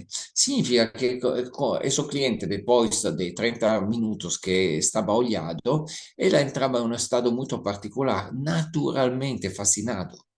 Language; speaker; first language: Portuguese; non-native, learner; Italian